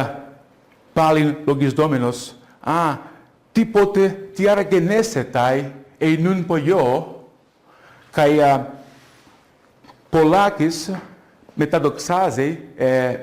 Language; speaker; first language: Greek; non-native, fluent; Portuguese